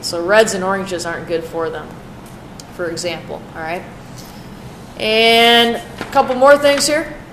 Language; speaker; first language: English; native; English